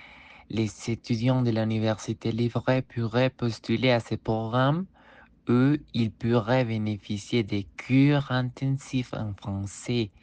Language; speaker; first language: French; non-native, fluent; Spanish